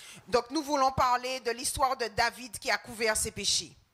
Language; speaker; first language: French; native; French